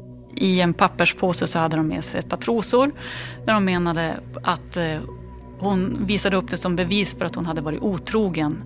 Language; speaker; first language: Swedish; native; Swedish